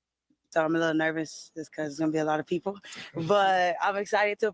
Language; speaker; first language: English; native; English